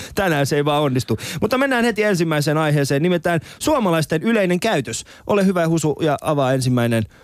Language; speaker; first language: Finnish; early bilingual, other home language; Persian